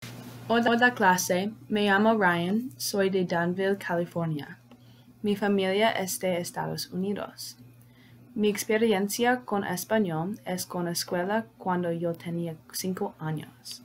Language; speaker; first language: Spanish; early bilingual, heritage; English